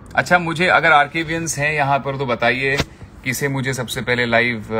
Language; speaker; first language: Hindi; non-native, local second language; Marathi